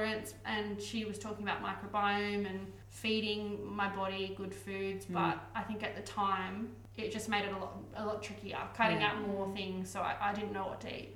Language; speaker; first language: English; native; English